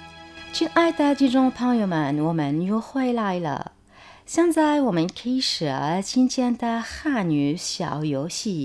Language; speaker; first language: Chinese; non-native, fluent; Arabic